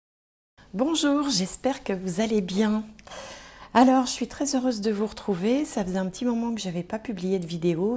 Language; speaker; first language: French; native; French